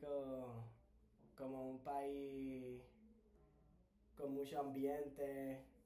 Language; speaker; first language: Spanish; native; Spanish